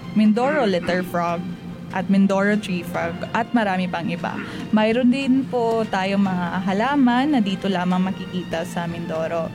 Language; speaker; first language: Filipino; non-native, local second language; Cebuano